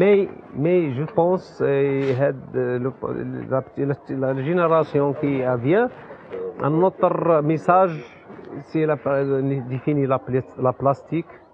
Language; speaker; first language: French; non-native, learner; Arabic